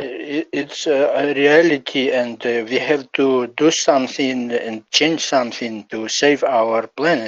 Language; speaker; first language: English; non-native, learner; Ukrainian